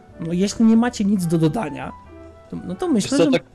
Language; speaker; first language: Polish; native; Polish